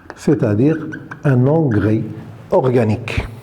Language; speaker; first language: French; non-native, local second language; Arabic